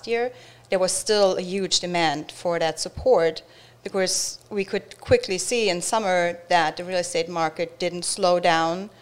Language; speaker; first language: English; non-native, fluent; German